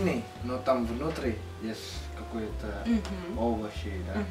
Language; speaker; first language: Russian; non-native, learner; Indonesian